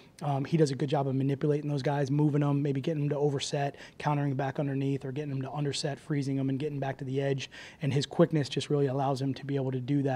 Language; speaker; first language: English; native; English